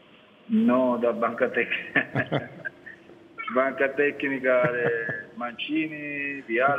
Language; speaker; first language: Romanian; non-native, learner; Italian